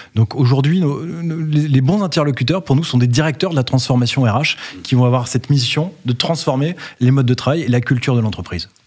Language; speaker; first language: French; native; French